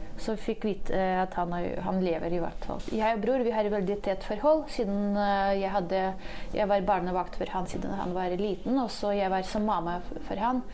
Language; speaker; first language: Norwegian; non-native, fluent; Ukrainian